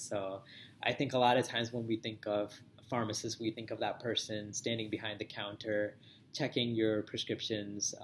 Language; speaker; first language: English; native; English